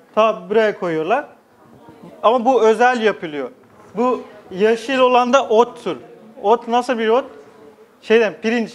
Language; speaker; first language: Turkish; non-native, fluent; Nepali